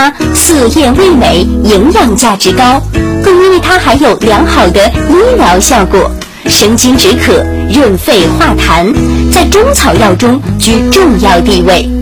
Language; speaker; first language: Chinese; native; Chinese